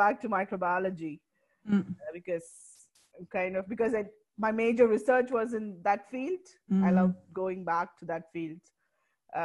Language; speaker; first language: English; non-native, local second language; Malayalam